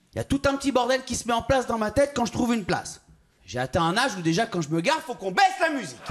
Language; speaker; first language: French; native; French